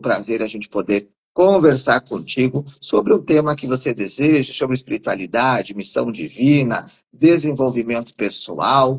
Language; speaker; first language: Portuguese; native; Portuguese